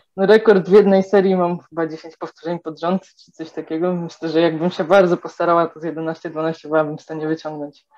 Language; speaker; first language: Polish; native; Polish